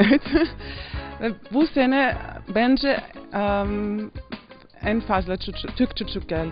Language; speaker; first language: Turkish; early bilingual, heritage; Turkish